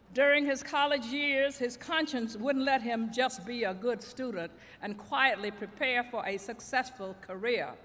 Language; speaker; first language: English; native; English